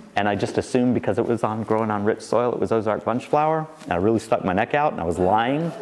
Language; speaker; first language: English; native; English